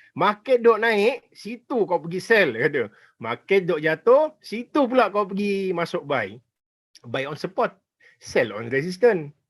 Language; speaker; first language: Malay; native; Malay